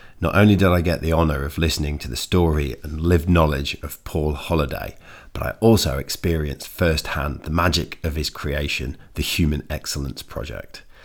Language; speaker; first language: English; native; English